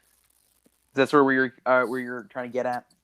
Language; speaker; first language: English; native; English